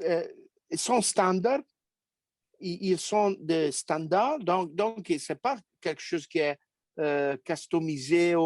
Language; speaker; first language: French; non-native, fluent; Italian